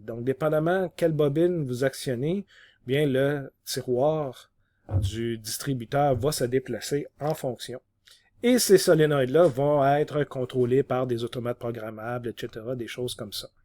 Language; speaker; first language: French; native; French